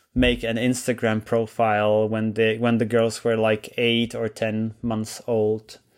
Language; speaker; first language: English; non-native, fluent; Czech